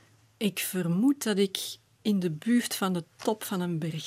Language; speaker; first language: Dutch; native; Dutch